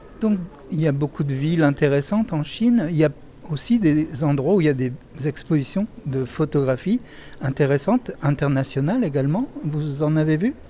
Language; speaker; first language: French; native; French